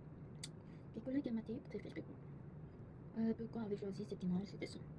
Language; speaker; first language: French; non-native, learner; Korean